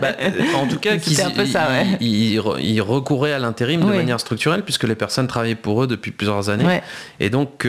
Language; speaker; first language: French; native; French